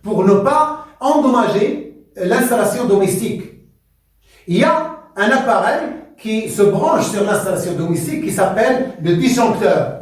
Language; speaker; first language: French; non-native, local second language; Arabic